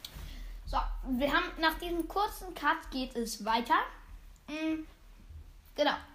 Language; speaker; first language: German; native; German